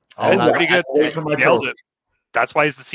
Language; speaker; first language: English; native; English